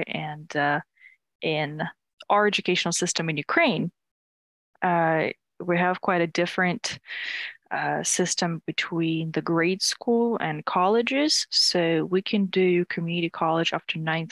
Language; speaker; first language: English; non-native, fluent; Ukrainian